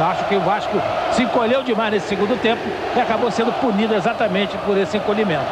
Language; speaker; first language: Portuguese; native; Portuguese